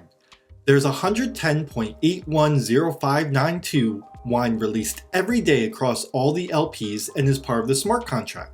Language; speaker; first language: English; native; English